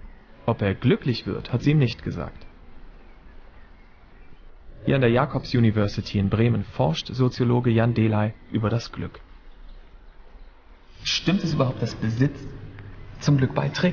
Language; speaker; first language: German; native; German